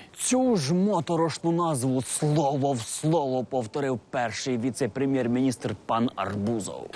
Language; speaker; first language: Ukrainian; early bilingual, heritage; Ukrainian